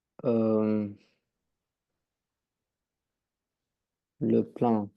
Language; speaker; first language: French; non-native, learner; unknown